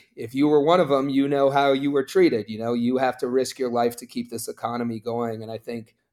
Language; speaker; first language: English; native; English